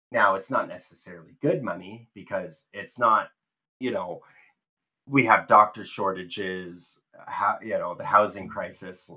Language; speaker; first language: English; native; English